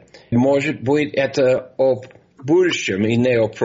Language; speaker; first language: Russian; non-native, fluent; English